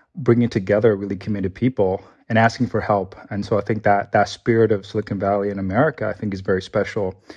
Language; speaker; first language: English; early bilingual, other home language; Chinese